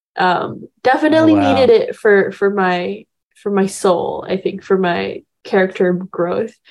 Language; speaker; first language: English; early bilingual, other home language; Indonesian